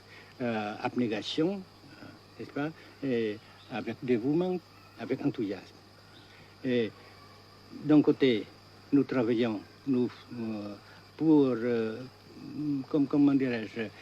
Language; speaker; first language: French; non-native, fluent; Vietnamese